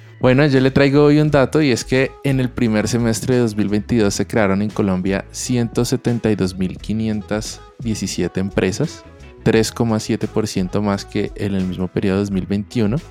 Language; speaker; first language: Spanish; native; Spanish